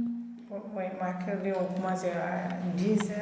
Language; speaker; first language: French; non-native, learner; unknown